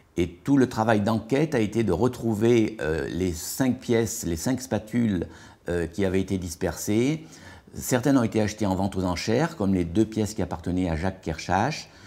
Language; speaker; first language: French; native; French